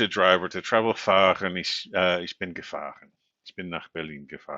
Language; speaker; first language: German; non-native, fluent; English